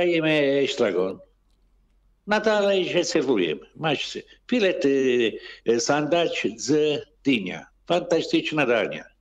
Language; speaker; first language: Polish; non-native, learner; Italian